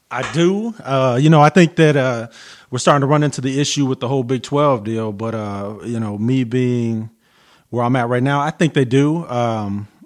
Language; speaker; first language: English; native; English